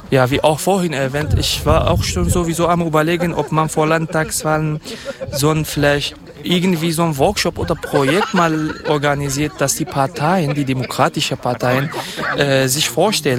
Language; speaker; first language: German; non-native, fluent; Kurdish